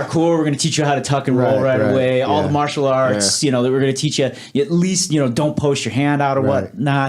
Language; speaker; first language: English; native; English